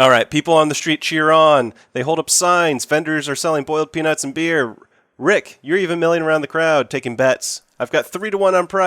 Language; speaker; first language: English; native; English